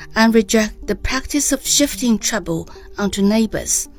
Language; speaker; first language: English; non-native, fluent; Chinese